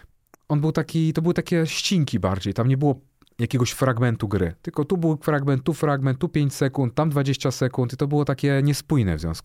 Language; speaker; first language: Polish; native; Polish